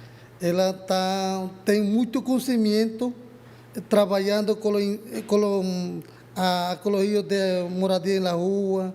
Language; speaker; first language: Portuguese; non-native, learner; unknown